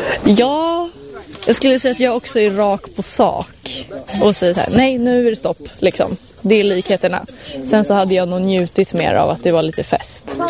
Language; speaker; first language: Swedish; native; Swedish